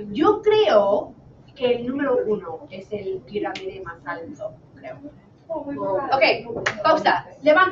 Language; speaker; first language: Spanish; non-native, fluent; English